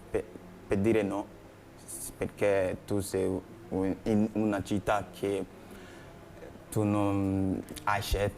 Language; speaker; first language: Italian; non-native, learner; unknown